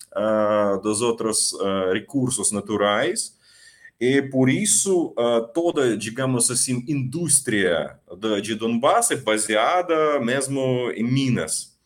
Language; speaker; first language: Portuguese; non-native, fluent; Ukrainian